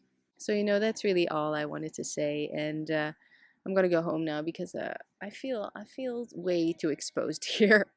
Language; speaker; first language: English; non-native, fluent; Dutch